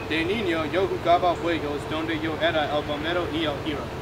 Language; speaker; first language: Spanish; non-native, learner; English